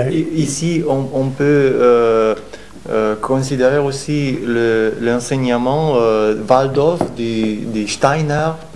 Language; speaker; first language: French; non-native, fluent; Romanian